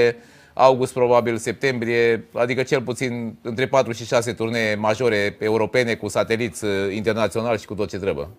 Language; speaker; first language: Romanian; native; Romanian